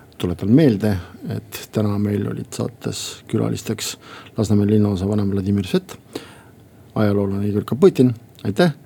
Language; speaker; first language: Estonian; non-native, local second language; Russian